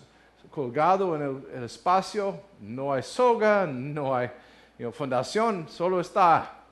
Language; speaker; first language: Spanish; non-native, learner; English